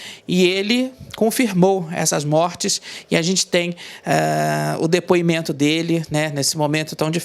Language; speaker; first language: Portuguese; native; Portuguese